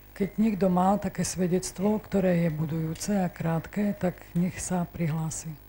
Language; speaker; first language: Slovak; native; Slovak